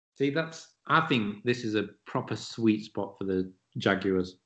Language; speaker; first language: English; native; English